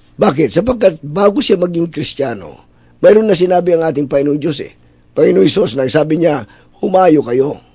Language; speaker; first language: Filipino; non-native, local second language; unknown